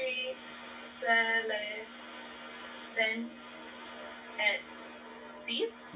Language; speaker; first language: French; non-native, learner; English